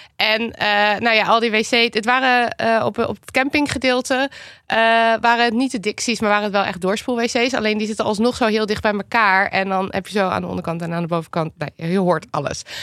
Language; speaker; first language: Dutch; native; Dutch